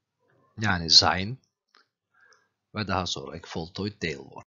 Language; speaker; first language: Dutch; non-native, fluent; Turkish